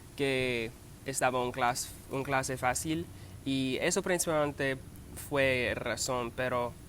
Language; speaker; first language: Spanish; non-native, learner; English